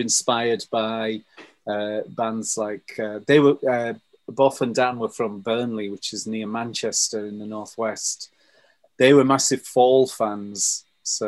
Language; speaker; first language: English; native; English